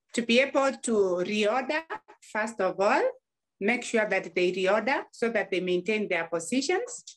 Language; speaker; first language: English; non-native, local second language; Gusii